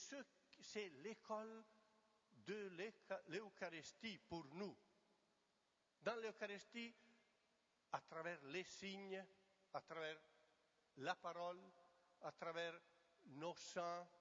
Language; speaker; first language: French; non-native, fluent; Italian